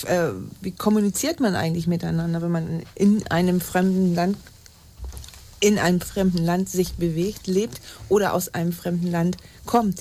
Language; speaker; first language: German; native; German